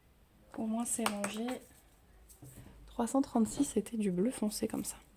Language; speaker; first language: French; native; French